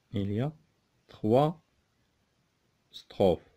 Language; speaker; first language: French; non-native, local second language; Arabic